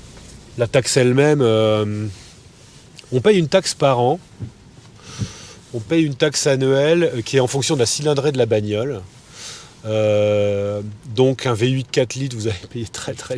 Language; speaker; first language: French; native; French